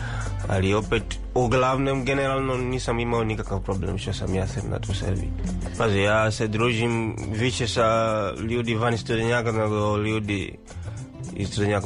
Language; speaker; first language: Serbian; non-native, fluent; Swahili